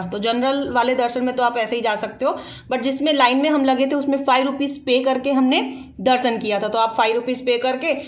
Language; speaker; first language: Hindi; native; Hindi